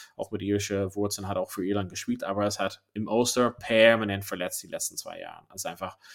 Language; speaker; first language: German; non-native, fluent; English